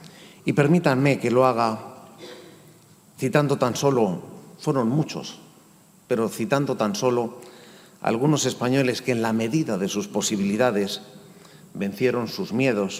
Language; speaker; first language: Spanish; native; Spanish